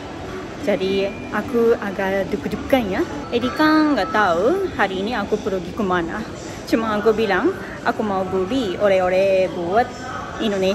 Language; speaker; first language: Indonesian; non-native, fluent; Japanese